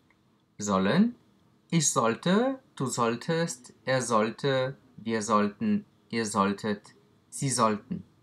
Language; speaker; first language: German; non-native, fluent; French